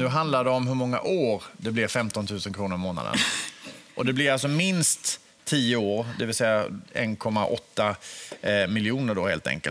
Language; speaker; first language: Swedish; native; Swedish